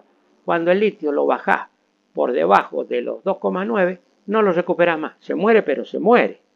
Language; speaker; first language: Spanish; native; Spanish